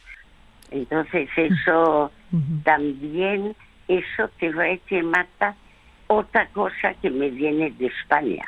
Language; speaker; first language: Spanish; early bilingual, other home language; French